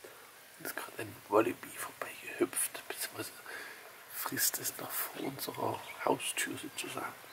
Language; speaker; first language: German; native; German